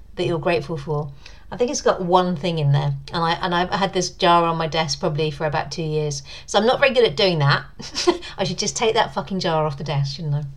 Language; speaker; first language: English; native; English